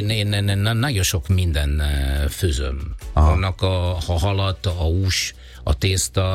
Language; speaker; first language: Hungarian; non-native, learner; Italian